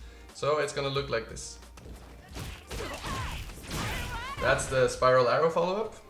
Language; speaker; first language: English; non-native, fluent; Norwegian